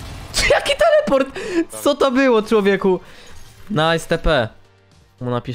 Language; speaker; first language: Polish; native; Polish